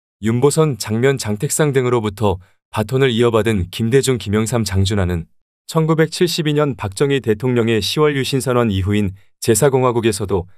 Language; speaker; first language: Korean; native; Korean